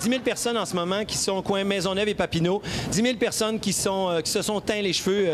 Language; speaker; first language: French; native; French